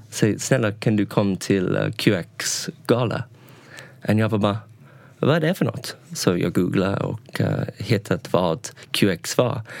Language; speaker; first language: Swedish; non-native, learner; English